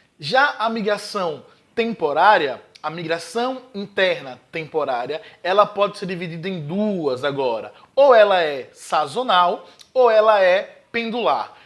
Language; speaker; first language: Portuguese; native; Portuguese